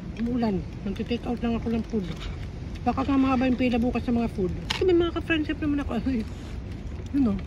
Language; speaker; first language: Filipino; native; Filipino